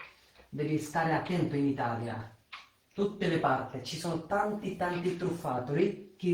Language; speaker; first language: Italian; non-native, fluent; Bangla